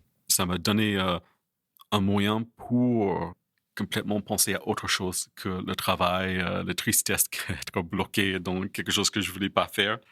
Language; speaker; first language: French; non-native, fluent; English